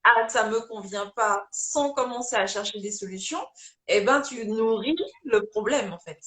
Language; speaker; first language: French; native; French